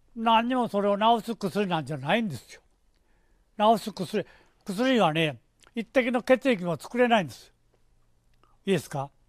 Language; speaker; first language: Japanese; native; Japanese